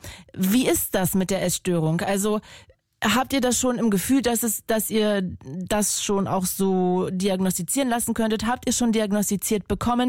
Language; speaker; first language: German; native; German